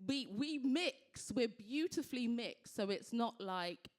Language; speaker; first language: English; native; English